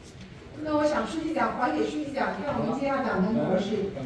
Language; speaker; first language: Chinese; native; Chinese